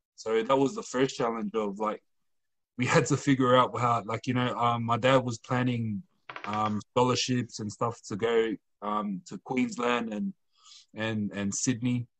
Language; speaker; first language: English; native; English